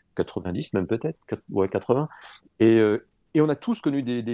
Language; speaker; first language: French; native; French